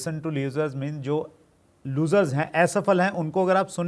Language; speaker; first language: Hindi; native; Hindi